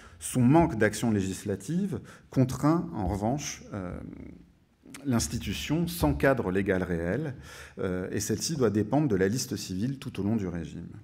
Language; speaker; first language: French; native; French